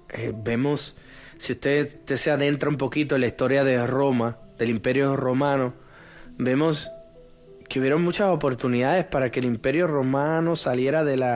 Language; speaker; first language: Spanish; native; Spanish